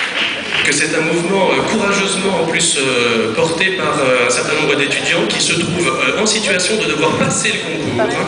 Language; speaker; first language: French; native; French